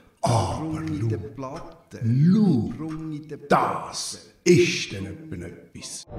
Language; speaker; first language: German; native; German